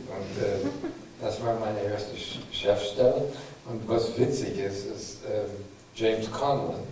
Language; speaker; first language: German; non-native, fluent; English